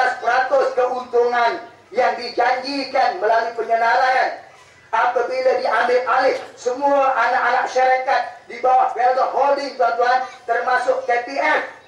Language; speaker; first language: Malay; native; Malay